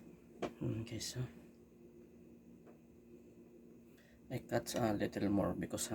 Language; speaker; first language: English; non-native, local second language; Filipino